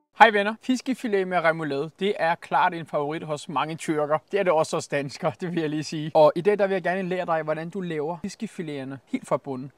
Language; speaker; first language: Danish; early bilingual, other home language; Turkish